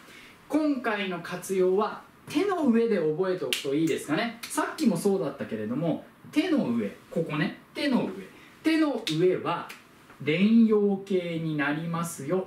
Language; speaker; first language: Japanese; native; Japanese